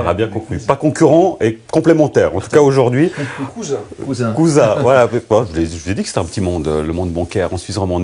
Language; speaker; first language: French; native; French